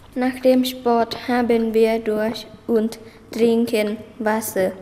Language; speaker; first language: German; non-native, learner; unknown